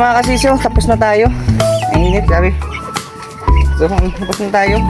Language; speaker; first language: Filipino; non-native, local second language; Cebuano